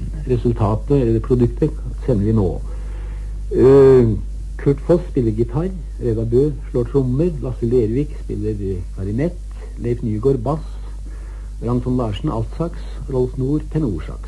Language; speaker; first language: Norwegian; native; Norwegian